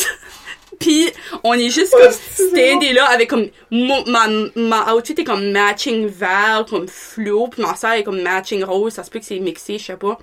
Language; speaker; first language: French; native; French